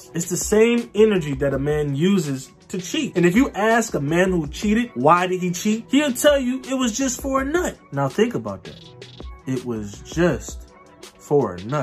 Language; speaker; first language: English; native; English